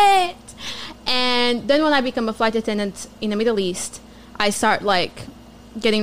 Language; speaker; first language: English; non-native, fluent; Portuguese